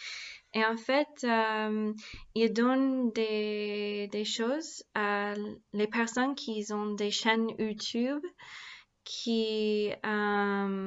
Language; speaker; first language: French; non-native, learner; English